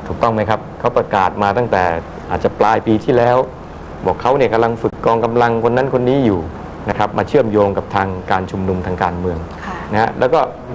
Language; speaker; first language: Thai; native; Thai